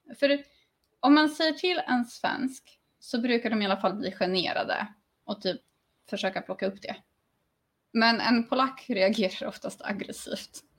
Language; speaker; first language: Swedish; early bilingual, other home language; Polish